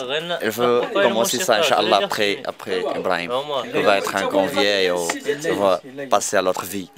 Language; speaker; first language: French; non-native, learner; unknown